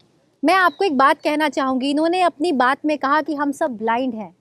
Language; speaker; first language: Hindi; native; Hindi